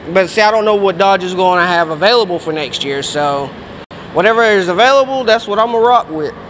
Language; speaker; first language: English; native; English